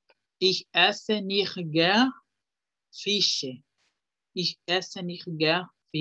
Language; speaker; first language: German; non-native, fluent; Spanish